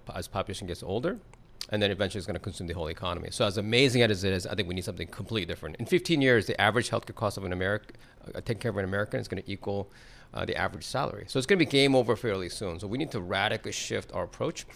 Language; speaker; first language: English; native; English